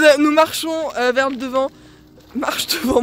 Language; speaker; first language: French; native; French